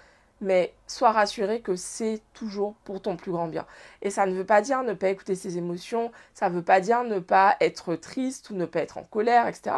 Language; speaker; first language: French; native; French